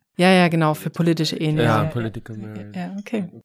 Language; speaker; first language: German; non-native, fluent; Arabic